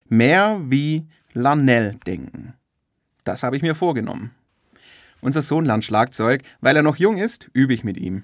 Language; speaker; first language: German; native; German